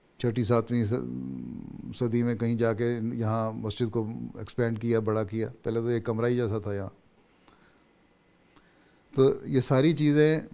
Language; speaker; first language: Urdu; native; Urdu